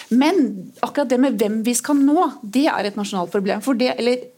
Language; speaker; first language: Norwegian; native; Norwegian